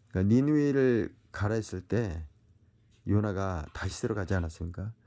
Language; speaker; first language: Korean; native; Korean